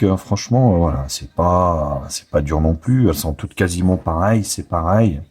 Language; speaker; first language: French; native; French